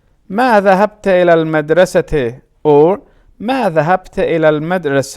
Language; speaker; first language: Arabic; non-native, learner; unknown